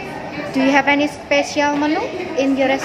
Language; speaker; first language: English; non-native, learner; Indonesian